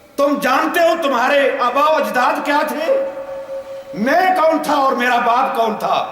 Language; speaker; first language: Urdu; non-native, local second language; Punjabi